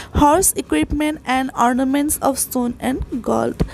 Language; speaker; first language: English; non-native, local second language; Assamese